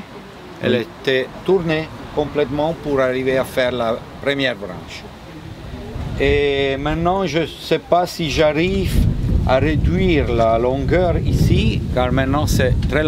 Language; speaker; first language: French; non-native, fluent; Italian